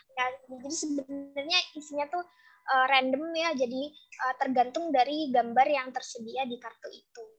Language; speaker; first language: Indonesian; native; Indonesian